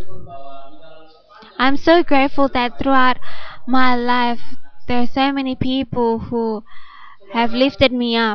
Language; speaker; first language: English; non-native, fluent; Indonesian